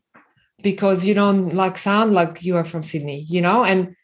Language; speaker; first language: English; non-native, fluent; Slovak